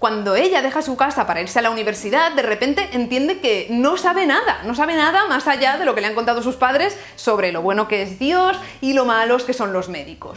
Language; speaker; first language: Spanish; native; Spanish